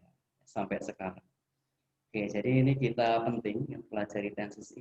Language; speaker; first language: Indonesian; native; Indonesian